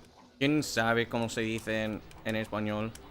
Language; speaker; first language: Spanish; non-native, learner; English